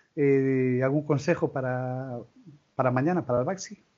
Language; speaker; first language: Spanish; non-native, local second language; Galician